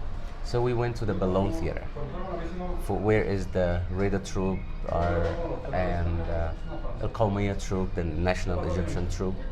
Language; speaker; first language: English; non-native, fluent; Arabic